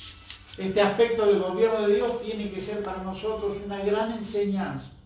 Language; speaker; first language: Spanish; native; Spanish